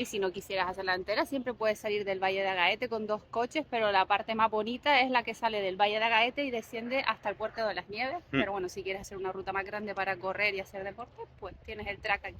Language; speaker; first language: Spanish; native; Spanish